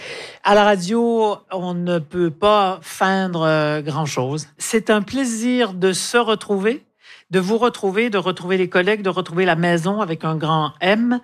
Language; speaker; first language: French; native; French